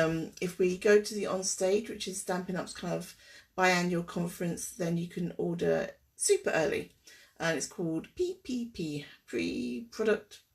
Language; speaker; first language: English; native; English